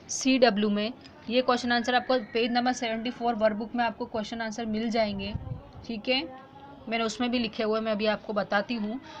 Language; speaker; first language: Hindi; non-native, local second language; Gujarati